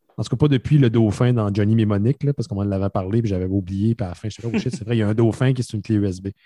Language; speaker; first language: French; native; French